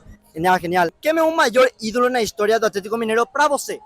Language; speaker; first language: Portuguese; non-native, learner; Spanish